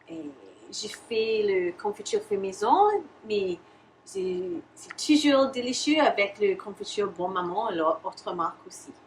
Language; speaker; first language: French; non-native, learner; English